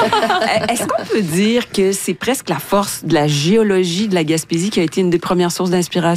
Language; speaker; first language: French; native; French